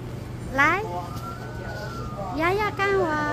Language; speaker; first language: Chinese; non-native, learner; Filipino